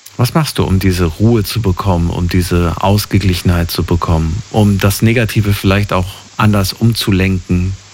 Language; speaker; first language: German; native; German